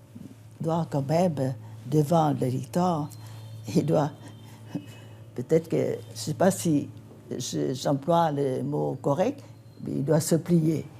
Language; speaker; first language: French; non-native, fluent; Vietnamese